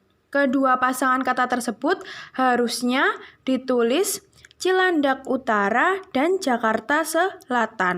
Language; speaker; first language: Indonesian; native; Indonesian